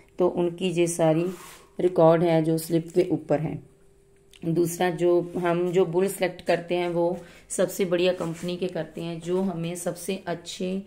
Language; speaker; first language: Hindi; non-native, local second language; Punjabi